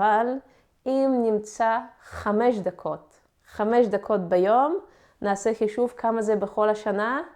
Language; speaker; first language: Hebrew; non-native, fluent; Russian